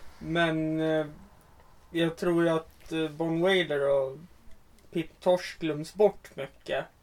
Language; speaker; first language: Swedish; native; Swedish